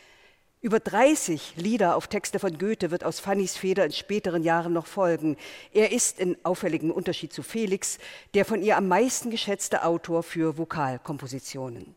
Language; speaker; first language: German; native; German